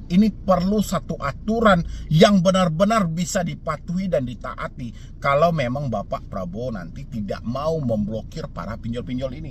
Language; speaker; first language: Indonesian; native; Indonesian